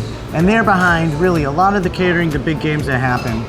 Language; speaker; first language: English; native; English